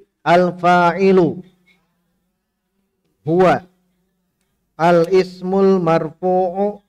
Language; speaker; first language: Arabic; non-native, learner; Indonesian